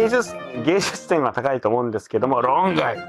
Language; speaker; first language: Japanese; native; Japanese